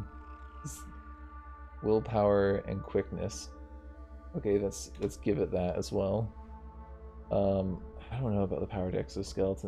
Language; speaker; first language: English; native; English